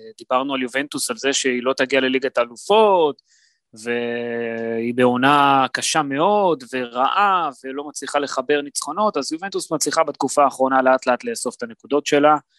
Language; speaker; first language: Hebrew; native; Hebrew